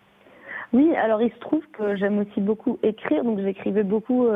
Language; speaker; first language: French; native; French